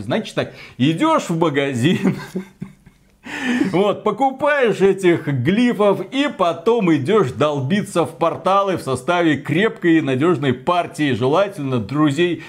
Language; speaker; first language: Russian; native; Russian